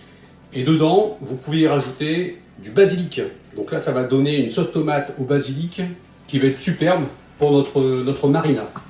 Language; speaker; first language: French; native; French